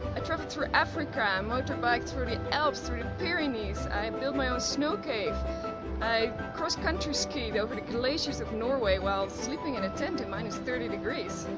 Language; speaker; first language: English; non-native, fluent; Dutch